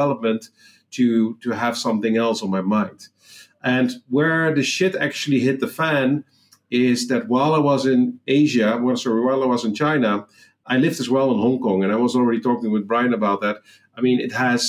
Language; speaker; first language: English; non-native, fluent; Dutch